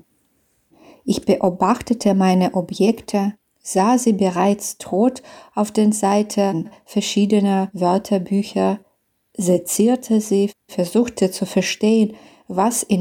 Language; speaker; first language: German; non-native, fluent; Belarusian